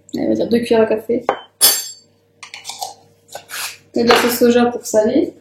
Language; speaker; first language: French; native; French